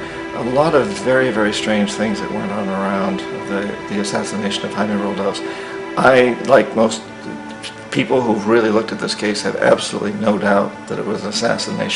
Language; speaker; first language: English; native; English